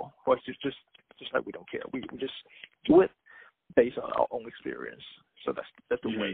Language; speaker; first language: English; non-native, local second language; Cantonese